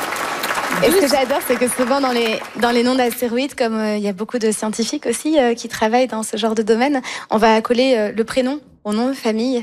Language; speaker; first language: French; native; French